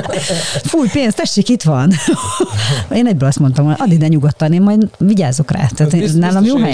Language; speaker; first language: Hungarian; native; Hungarian